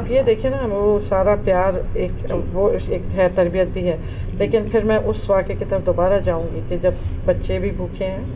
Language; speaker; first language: Urdu; native; Urdu